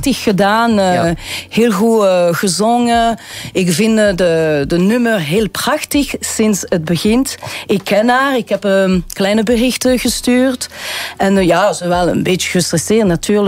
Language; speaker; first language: Dutch; non-native, local second language; French